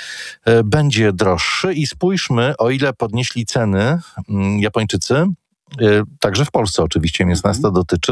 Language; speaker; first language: Polish; native; Polish